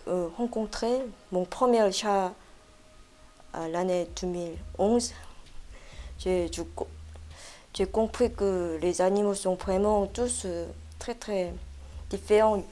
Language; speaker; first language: French; non-native, fluent; Korean